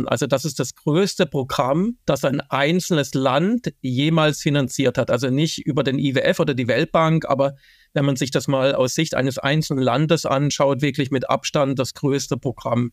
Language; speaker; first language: German; native; German